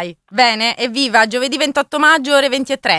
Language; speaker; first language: Italian; native; Italian